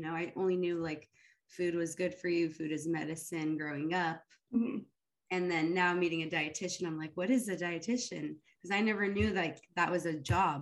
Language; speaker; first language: English; early bilingual, other home language; Arabic